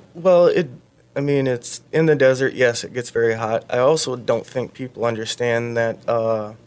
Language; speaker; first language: English; native; English